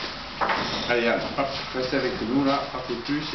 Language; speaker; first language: French; native; French